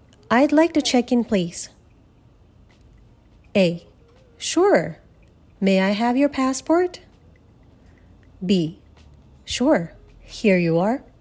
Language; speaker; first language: English; non-native, fluent; Japanese